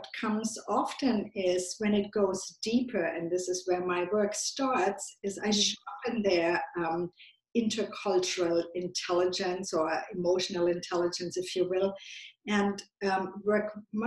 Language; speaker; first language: English; non-native, fluent; German